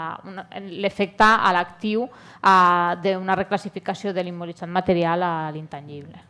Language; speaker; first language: Catalan; native; Catalan